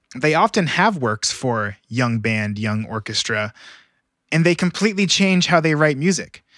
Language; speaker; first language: English; native; English